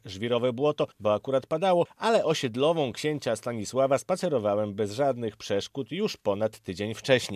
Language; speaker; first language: Polish; native; Polish